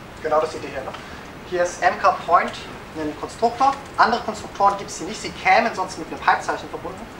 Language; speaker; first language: German; native; German